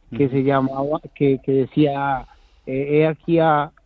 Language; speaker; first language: Spanish; native; Spanish